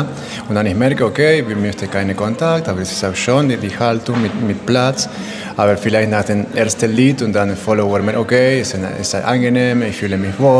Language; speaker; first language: German; non-native, learner; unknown